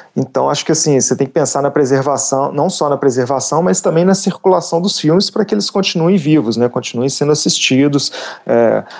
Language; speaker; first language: Portuguese; native; Portuguese